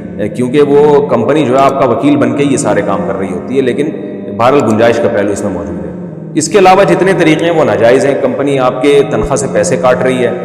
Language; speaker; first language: Urdu; native; Urdu